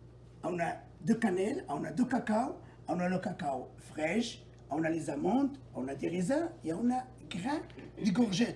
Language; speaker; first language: French; non-native, local second language; Arabic